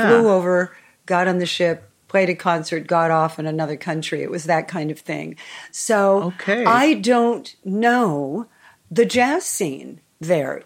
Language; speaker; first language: English; native; English